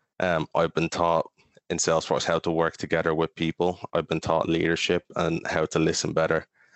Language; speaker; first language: English; native; English